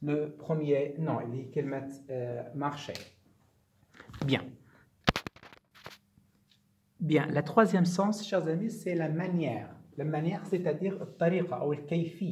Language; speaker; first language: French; non-native, fluent; Arabic